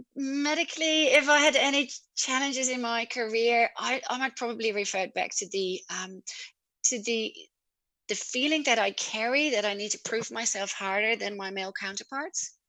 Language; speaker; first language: English; non-native, fluent; Dutch